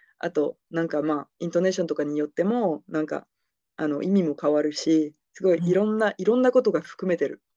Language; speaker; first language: Japanese; non-native, fluent; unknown